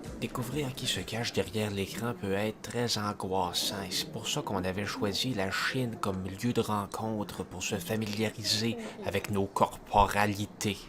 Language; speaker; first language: French; native; French